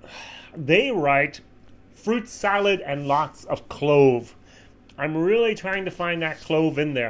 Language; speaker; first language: English; native; English